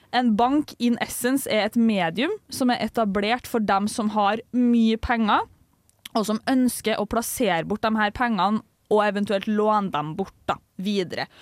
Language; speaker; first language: Norwegian; native; Norwegian